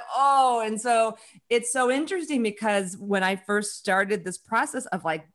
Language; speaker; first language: English; native; English